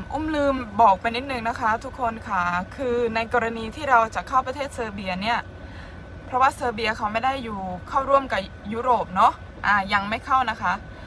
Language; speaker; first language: Thai; native; Thai